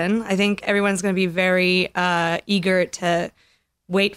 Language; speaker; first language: English; non-native, fluent; French